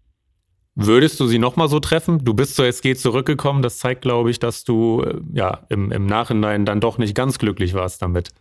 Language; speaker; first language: German; native; German